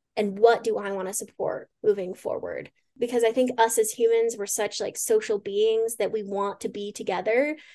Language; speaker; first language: English; native; English